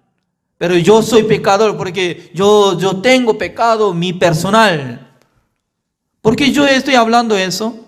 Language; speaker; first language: Spanish; non-native, fluent; Korean